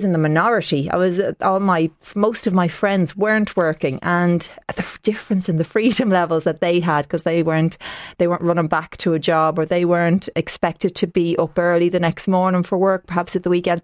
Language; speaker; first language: English; native; English